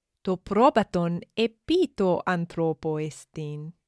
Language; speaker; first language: Greek; non-native, fluent; English